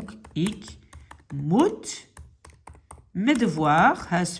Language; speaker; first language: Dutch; non-native, local second language; French